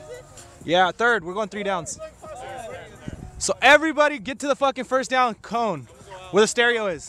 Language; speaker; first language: English; native; English